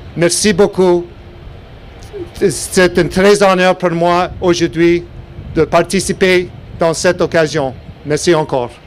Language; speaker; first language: French; non-native, learner; English